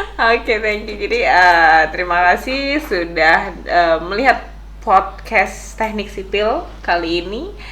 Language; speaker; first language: Indonesian; native; Indonesian